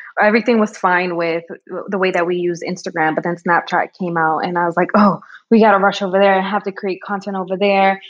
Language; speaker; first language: English; early bilingual, other home language; Spanish